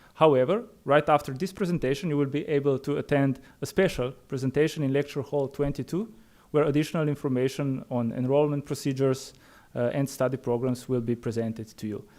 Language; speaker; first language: English; non-native, fluent; Slovenian